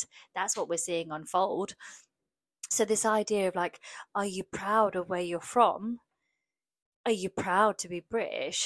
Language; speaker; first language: English; early bilingual, other home language; Polish